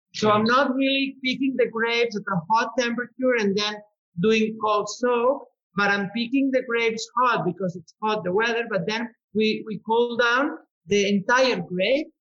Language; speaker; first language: English; non-native, fluent; Spanish